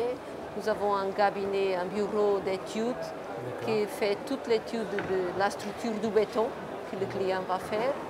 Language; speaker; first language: French; non-native, fluent; Portuguese